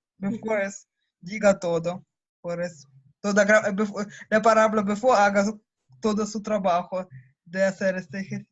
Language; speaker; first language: Spanish; non-native, learner; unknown